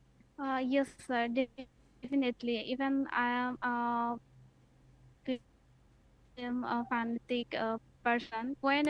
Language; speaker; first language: English; non-native, learner; Bangla